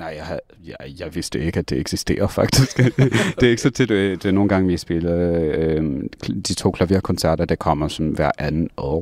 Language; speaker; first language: Danish; non-native, fluent; English